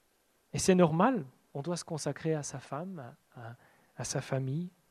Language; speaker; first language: French; native; French